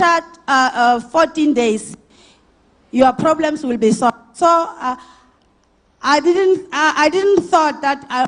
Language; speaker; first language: English; non-native, local second language; Northern Sotho